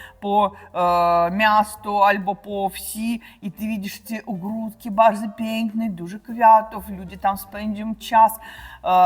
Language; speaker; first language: Polish; non-native, learner; Russian